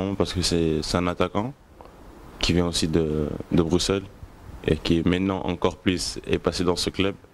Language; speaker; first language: French; native; French